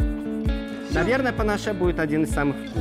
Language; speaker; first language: Russian; native; Russian